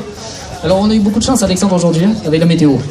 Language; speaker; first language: French; native; French